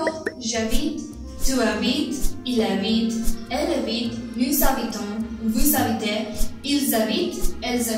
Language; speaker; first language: French; non-native, learner; Spanish